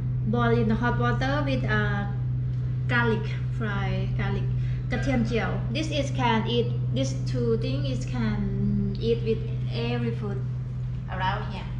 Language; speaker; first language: English; non-native, learner; Thai